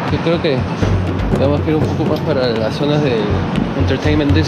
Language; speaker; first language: Spanish; native; Spanish